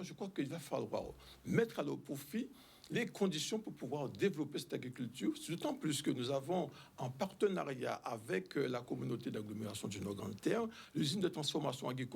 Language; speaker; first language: French; native; French